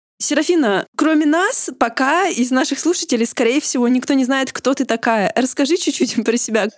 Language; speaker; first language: Russian; native; Russian